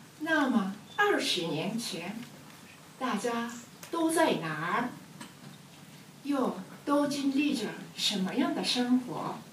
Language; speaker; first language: Chinese; non-native, learner; Japanese